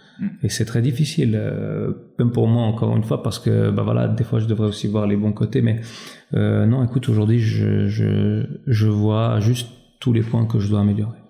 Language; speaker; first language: French; early bilingual, other home language; Albanian